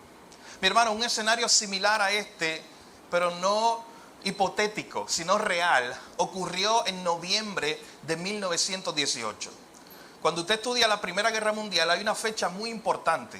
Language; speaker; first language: Spanish; native; Spanish